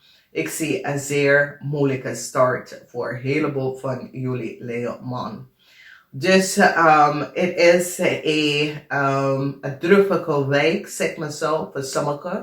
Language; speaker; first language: Dutch; non-native, learner; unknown